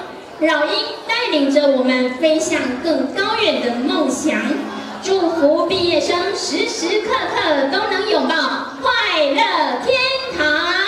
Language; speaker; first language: Chinese; native; Chinese